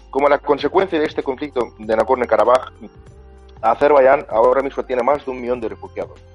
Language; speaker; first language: Spanish; non-native, fluent; Azerbaijani